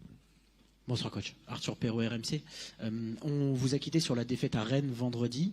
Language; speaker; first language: French; native; French